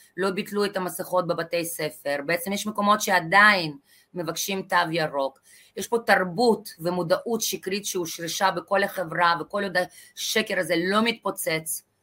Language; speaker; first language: Hebrew; non-native, fluent; Russian